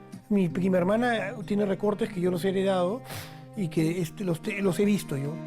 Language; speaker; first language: Spanish; native; Spanish